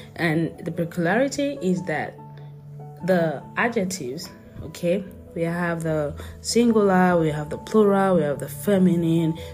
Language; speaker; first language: English; non-native, local second language; Yoruba